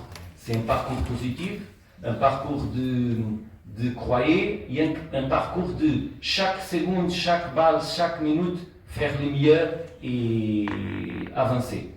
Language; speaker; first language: French; non-native, learner; Portuguese